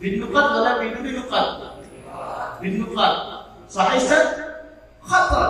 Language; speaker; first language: Arabic; non-native, fluent; Indonesian